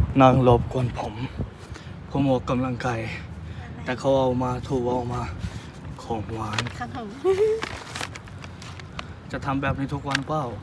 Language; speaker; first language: Thai; non-native, learner; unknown